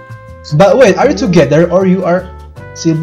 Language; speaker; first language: English; non-native, learner; Indonesian